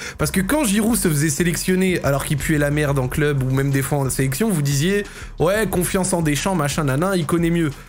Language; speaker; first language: French; native; French